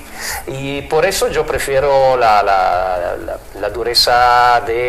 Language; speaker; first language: Spanish; non-native, fluent; Italian